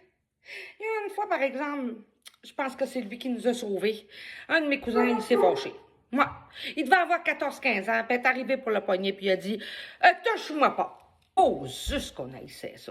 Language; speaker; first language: French; native; French